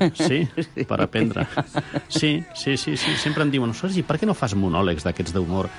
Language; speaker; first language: Catalan; non-native, local second language; Spanish